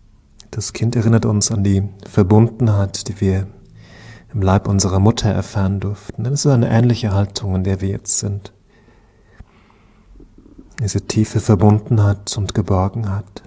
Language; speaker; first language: German; native; German